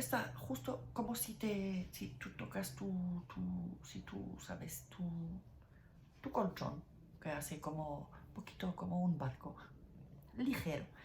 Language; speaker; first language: Spanish; non-native, learner; French